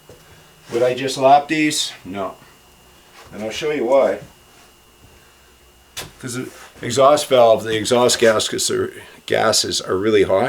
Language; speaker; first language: English; native; English